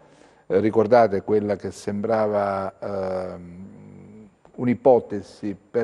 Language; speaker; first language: Italian; native; Italian